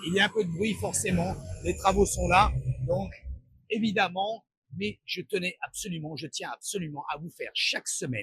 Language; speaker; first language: French; native; French